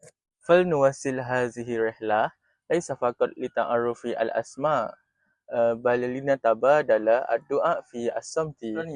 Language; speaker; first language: Arabic; non-native, learner; Malay